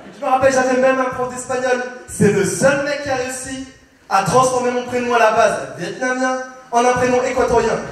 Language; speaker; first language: French; early bilingual, other home language; Vietnamese